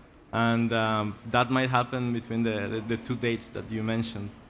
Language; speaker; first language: English; non-native, fluent; Spanish